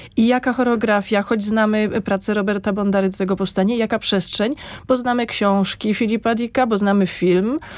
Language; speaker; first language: Polish; native; Polish